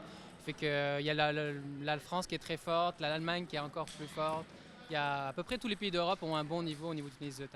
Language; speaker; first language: French; native; French